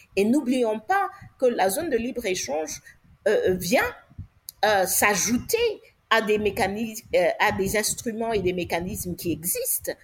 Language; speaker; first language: French; non-native, local second language; English